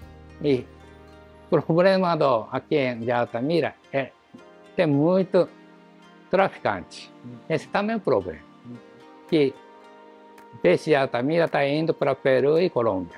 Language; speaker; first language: Portuguese; non-native, learner; Japanese